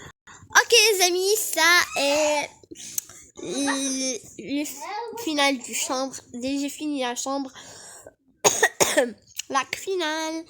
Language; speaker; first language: French; non-native, learner; Arabic